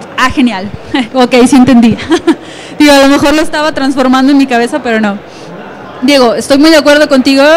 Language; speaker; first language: Spanish; native; Spanish